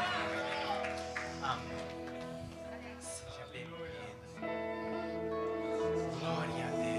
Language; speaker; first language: Portuguese; non-native, fluent; English